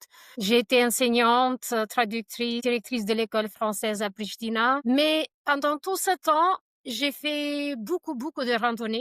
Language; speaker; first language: French; non-native, fluent; Albanian